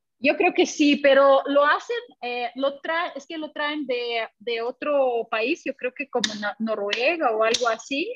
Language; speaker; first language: Spanish; non-native, fluent; Russian